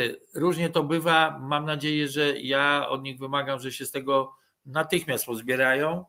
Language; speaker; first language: Polish; native; Polish